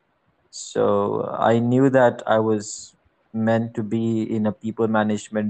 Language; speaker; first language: English; non-native, local second language; Malayalam